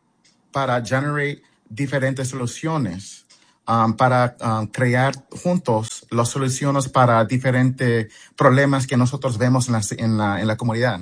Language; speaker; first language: Spanish; early bilingual, heritage; English